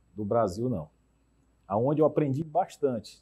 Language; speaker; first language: Portuguese; native; Portuguese